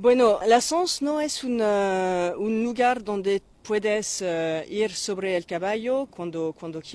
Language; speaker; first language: Spanish; non-native, fluent; French